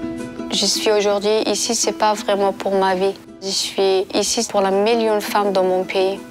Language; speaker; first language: French; non-native, learner; Persian